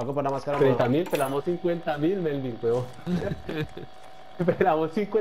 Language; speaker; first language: Spanish; native; Spanish